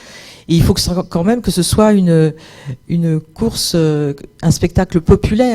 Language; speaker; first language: French; native; French